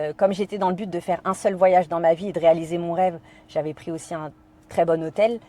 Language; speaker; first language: French; native; French